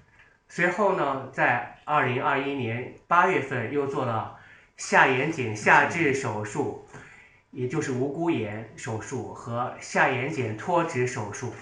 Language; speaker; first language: Chinese; native; Chinese